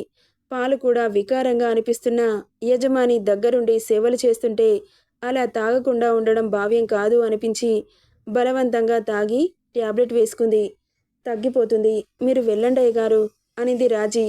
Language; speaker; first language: Telugu; native; Telugu